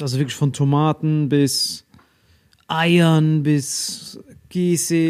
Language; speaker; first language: German; native; German